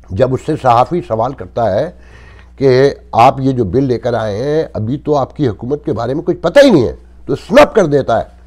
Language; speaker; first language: Urdu; native; Urdu